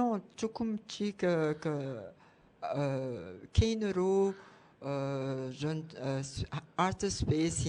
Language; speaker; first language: Korean; non-native, learner; French